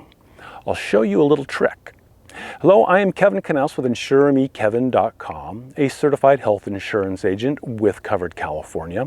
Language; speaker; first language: English; native; English